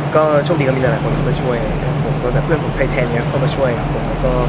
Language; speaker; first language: Thai; native; Thai